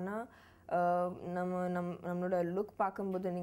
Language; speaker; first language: Tamil; non-native, learner; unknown